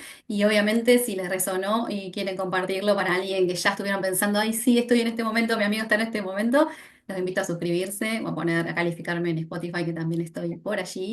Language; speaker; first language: Spanish; native; Spanish